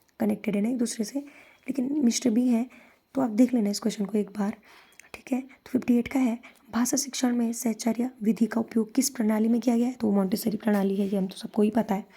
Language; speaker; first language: Hindi; native; Hindi